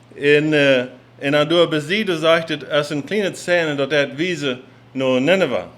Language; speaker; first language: German; non-native, learner; English